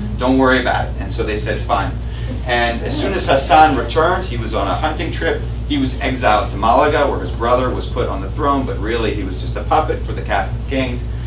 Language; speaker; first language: English; native; English